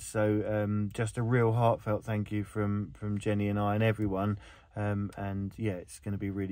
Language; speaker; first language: English; native; English